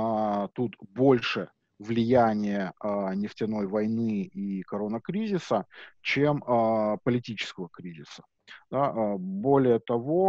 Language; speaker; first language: Russian; native; Russian